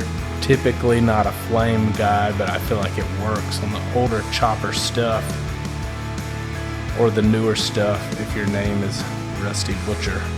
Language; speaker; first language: English; native; English